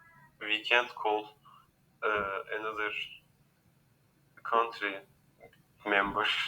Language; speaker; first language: English; non-native, learner; Turkish